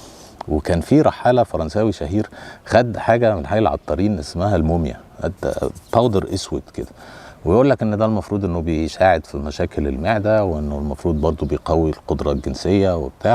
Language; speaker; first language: Arabic; native; Arabic